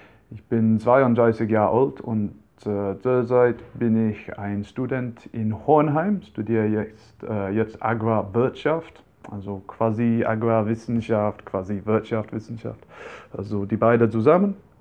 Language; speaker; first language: German; non-native, fluent; English